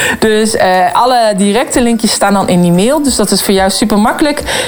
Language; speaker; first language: Dutch; native; Dutch